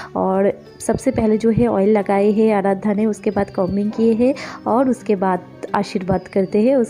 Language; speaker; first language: Hindi; non-native, local second language; Bangla